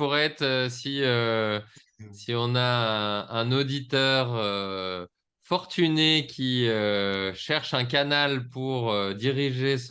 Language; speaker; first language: French; native; French